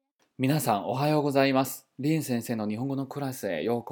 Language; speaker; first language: Japanese; non-native, fluent; Chinese